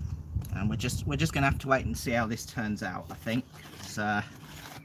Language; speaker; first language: English; native; English